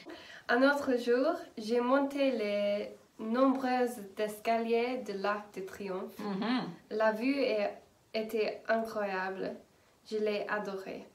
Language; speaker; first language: French; non-native, learner; English